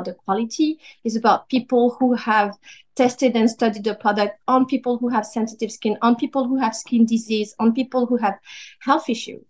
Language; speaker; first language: English; non-native, fluent; French